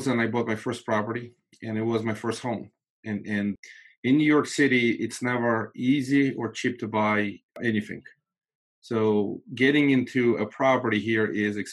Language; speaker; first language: English; non-native, fluent; Russian